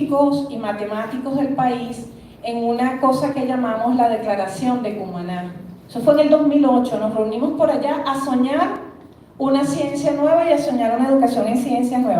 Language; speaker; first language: Spanish; native; Spanish